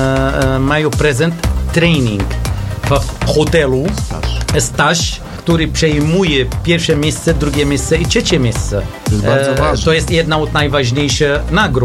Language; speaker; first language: Polish; non-native, learner; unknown